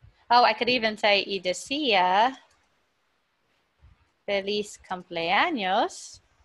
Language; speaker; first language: Spanish; non-native, fluent; English